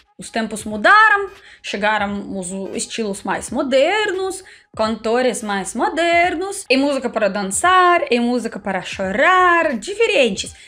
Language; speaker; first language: Portuguese; non-native, fluent; Russian